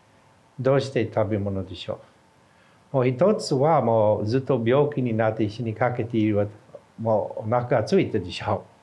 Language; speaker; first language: Japanese; non-native, fluent; English